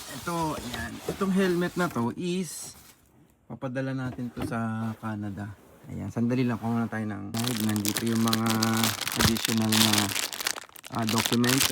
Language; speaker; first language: Filipino; native; Filipino